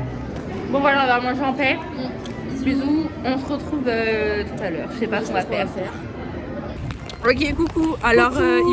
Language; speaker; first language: French; native; French